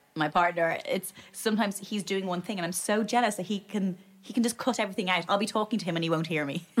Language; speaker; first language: English; native; English